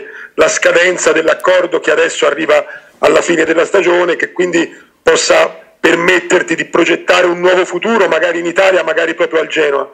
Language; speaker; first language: Italian; native; Italian